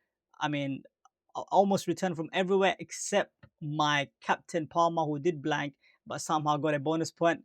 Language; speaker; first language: English; native; English